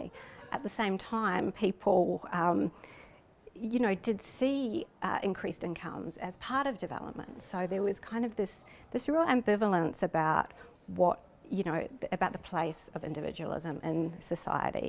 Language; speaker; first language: English; native; English